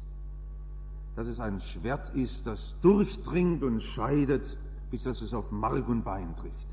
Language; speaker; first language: German; native; German